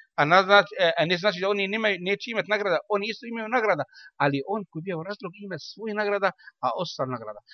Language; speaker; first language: Bosnian; non-native, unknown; Arabic